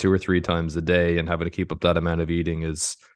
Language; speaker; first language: English; native; English